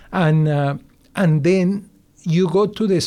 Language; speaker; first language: English; non-native, learner; Spanish